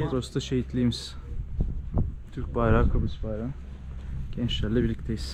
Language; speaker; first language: Turkish; native; Turkish